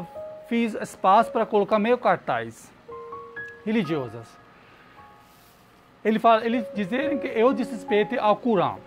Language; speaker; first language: Portuguese; non-native, learner; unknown